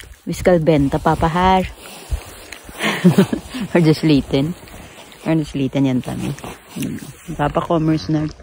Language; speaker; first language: Swedish; non-native, learner; Filipino